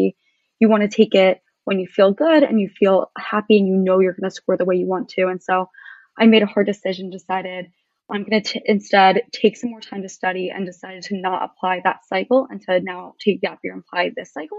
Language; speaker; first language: English; native; English